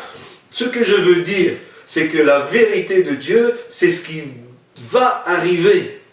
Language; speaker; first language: French; native; French